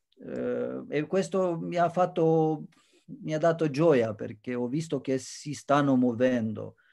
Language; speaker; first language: Italian; non-native, fluent; Romanian